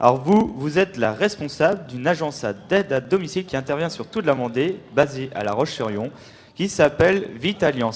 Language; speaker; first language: French; native; French